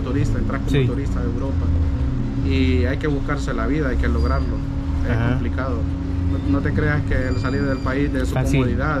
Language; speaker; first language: Spanish; native; Spanish